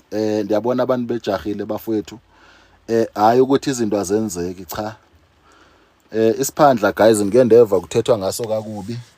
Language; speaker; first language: Zulu; non-native, local second language; Xhosa